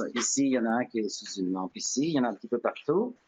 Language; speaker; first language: French; native; French